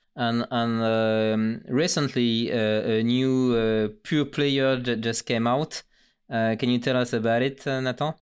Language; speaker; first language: English; non-native, fluent; French